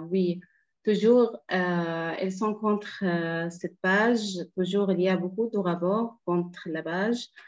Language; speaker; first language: French; non-native, fluent; Arabic